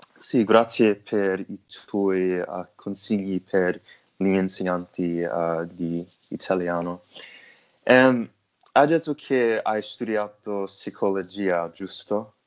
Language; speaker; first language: Italian; non-native, learner; English